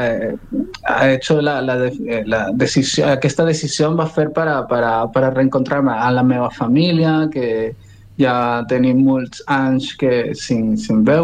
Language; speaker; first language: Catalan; non-native, learner; Spanish